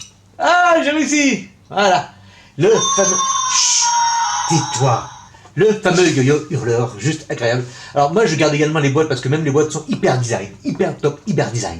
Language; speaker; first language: French; native; French